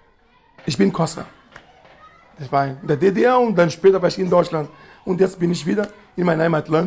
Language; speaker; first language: German; non-native, learner; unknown